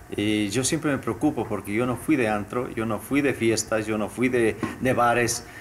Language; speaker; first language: Spanish; native; Spanish